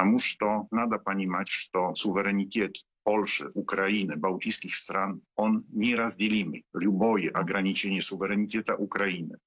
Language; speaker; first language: Polish; non-native, learner; Ukrainian